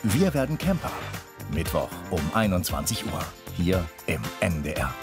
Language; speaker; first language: German; native; German